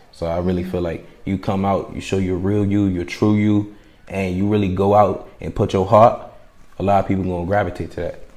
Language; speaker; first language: English; native; English